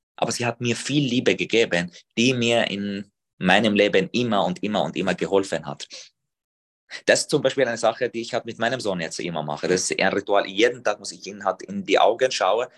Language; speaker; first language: German; non-native, fluent; Arabic